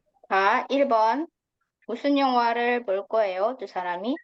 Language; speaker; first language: Korean; non-native, fluent; Indonesian